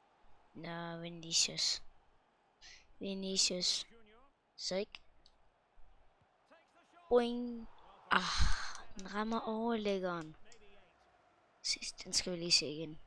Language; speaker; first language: Danish; native; Danish